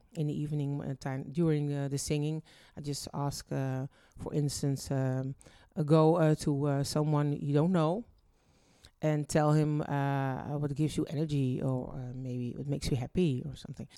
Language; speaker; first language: English; early bilingual, other home language; Dutch